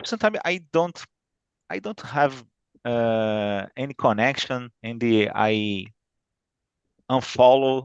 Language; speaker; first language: English; non-native, fluent; Portuguese